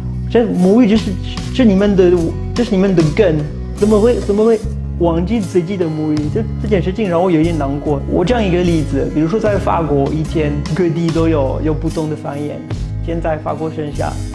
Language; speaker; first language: Chinese; non-native, fluent; French